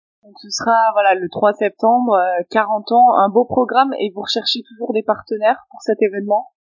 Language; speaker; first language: French; native; French